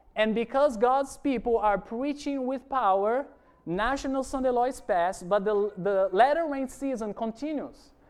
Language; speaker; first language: English; non-native, fluent; Portuguese